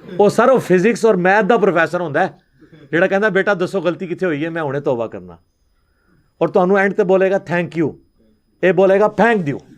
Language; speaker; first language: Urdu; non-native, local second language; Punjabi